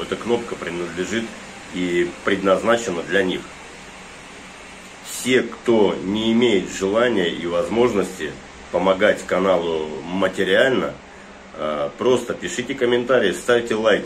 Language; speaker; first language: Russian; native; Russian